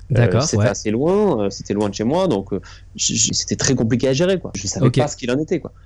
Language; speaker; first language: French; native; French